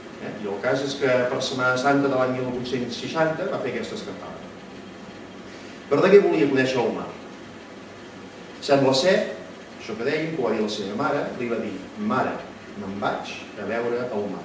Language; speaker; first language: Catalan; native; Catalan